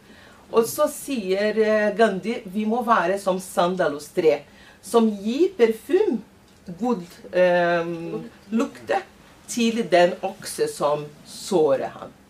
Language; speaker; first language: Norwegian; non-native, fluent; Portuguese